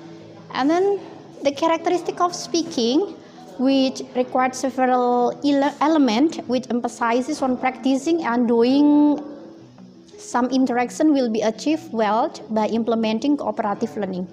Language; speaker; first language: English; non-native, fluent; Indonesian